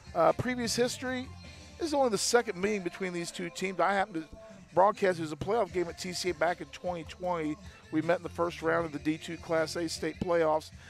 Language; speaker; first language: English; native; English